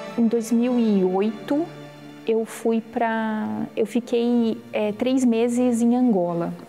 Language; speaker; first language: Portuguese; native; Portuguese